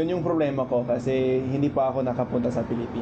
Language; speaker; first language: Filipino; non-native, fluent; English